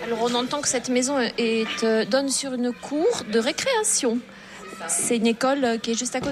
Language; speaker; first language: French; native; French